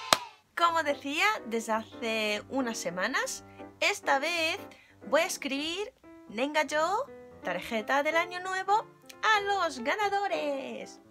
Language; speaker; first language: Spanish; non-native, fluent; Japanese